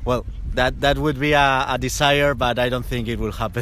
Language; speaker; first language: English; non-native, fluent; Spanish